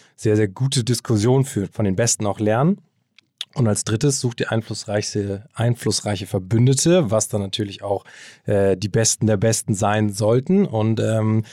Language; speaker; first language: German; native; German